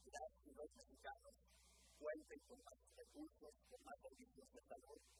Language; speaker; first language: Spanish; native; Spanish